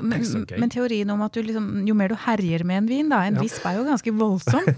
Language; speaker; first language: Norwegian; native; Norwegian